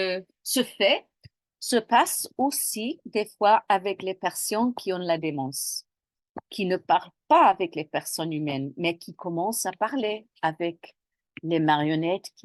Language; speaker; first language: French; non-native, fluent; English